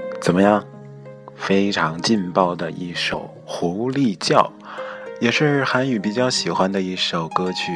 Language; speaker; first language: Chinese; native; Chinese